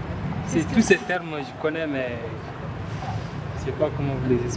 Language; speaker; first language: French; native; French